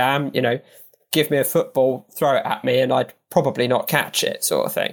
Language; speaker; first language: English; native; English